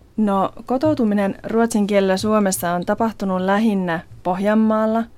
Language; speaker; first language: Finnish; non-native, local second language; Swedish